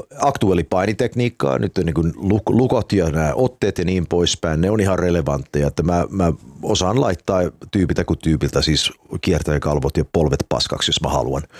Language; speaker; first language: Finnish; early bilingual, heritage; Finnish